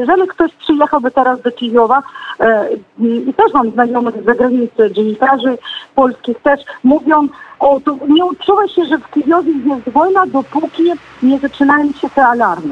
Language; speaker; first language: Polish; non-native, fluent; Ukrainian